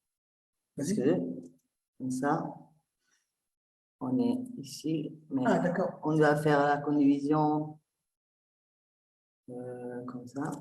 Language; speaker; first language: French; non-native, fluent; Italian